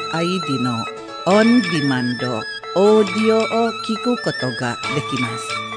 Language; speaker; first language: Japanese; non-native, fluent; Indonesian